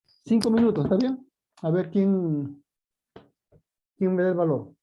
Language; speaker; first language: Spanish; native; Spanish